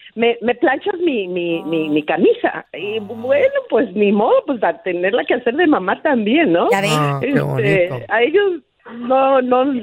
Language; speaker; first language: Spanish; native; Spanish